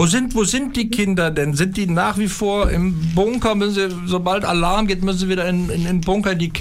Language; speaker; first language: German; native; German